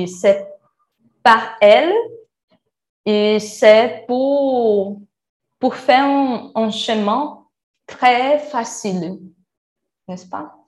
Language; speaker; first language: French; non-native, learner; Portuguese